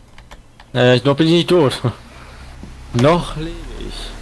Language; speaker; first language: German; native; German